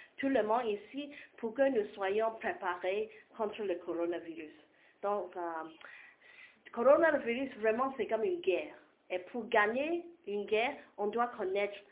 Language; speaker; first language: French; non-native, learner; Cantonese